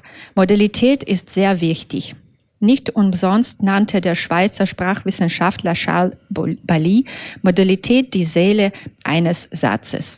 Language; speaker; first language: German; non-native, fluent; Russian